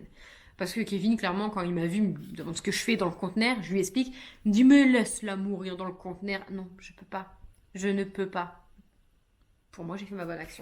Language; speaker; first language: French; native; French